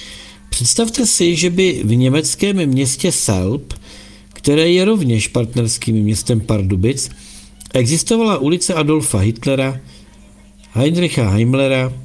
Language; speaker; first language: Czech; native; Czech